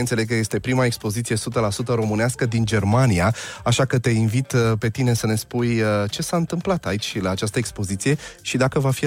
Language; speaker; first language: Romanian; native; Romanian